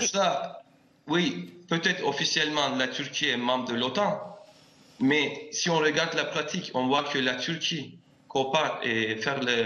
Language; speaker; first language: French; non-native, fluent; Turkish